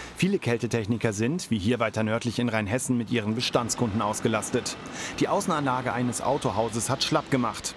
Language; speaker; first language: German; native; German